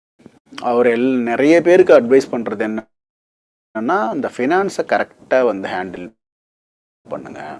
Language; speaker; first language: Tamil; native; Tamil